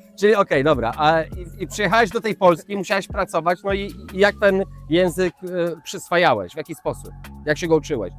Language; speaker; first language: Polish; native; Polish